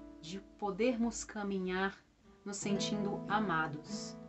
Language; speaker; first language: Portuguese; native; Portuguese